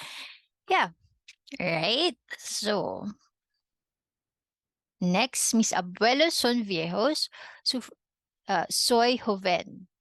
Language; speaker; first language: Spanish; non-native, fluent; Filipino